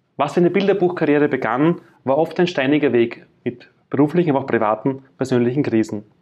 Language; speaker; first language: German; native; German